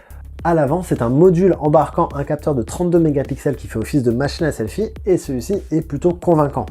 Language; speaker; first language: French; native; French